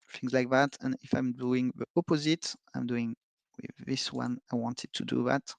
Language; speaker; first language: English; non-native, fluent; French